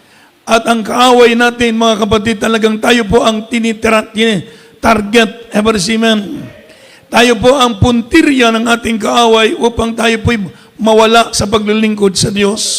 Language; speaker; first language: Filipino; non-native, local second language; Cebuano